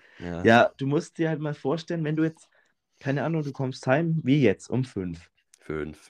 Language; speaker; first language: German; native; German